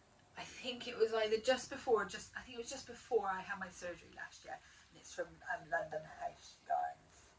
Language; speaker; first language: English; native; English